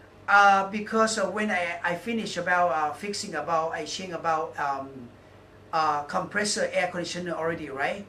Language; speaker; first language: English; non-native, learner; Thai